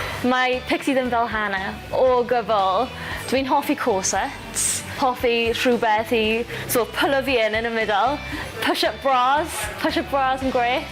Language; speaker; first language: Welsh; non-native, local second language; English